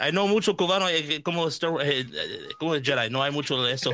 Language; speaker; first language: Spanish; non-native, learner; English